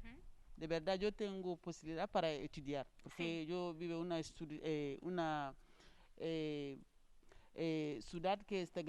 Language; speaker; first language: Spanish; non-native, learner; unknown